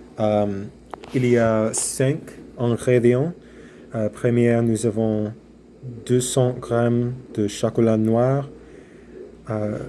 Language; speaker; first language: French; non-native, learner; English